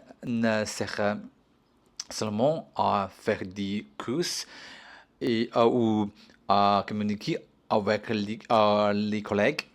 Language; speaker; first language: French; non-native, learner; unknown